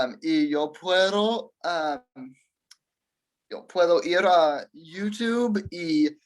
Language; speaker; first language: Spanish; non-native, learner; English